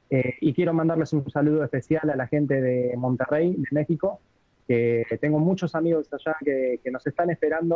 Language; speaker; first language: Spanish; native; Spanish